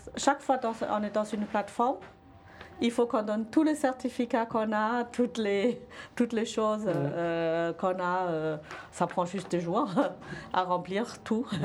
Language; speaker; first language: French; non-native, fluent; German